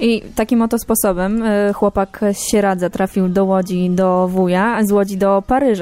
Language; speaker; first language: Polish; native; Polish